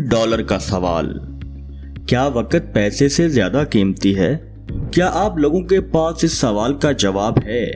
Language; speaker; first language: Urdu; native; Urdu